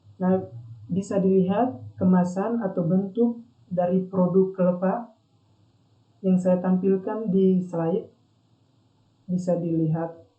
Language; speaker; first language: Indonesian; non-native, local second language; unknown